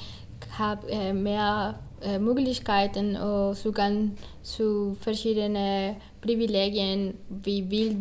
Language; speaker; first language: German; non-native, learner; Spanish